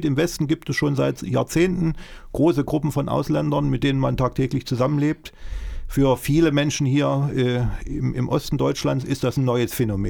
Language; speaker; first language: German; native; German